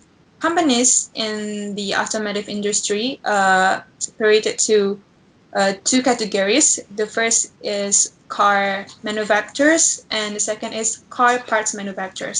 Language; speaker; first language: English; non-native, learner; Indonesian